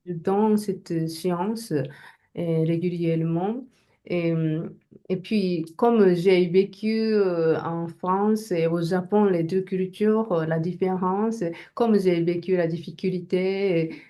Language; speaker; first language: French; non-native, learner; Japanese